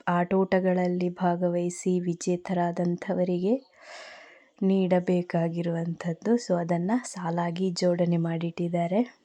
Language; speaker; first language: Kannada; non-native, local second language; Marathi